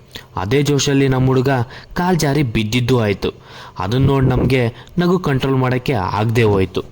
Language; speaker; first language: Kannada; native; Kannada